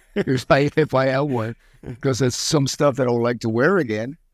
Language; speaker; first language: English; early bilingual, other home language; Spanish